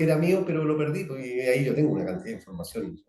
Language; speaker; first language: Spanish; native; Spanish